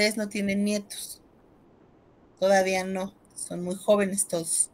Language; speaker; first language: Spanish; native; Spanish